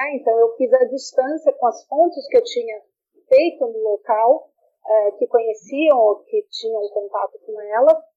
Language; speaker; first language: Portuguese; native; Portuguese